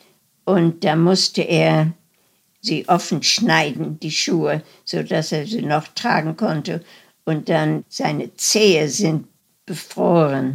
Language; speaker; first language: German; early bilingual, heritage; German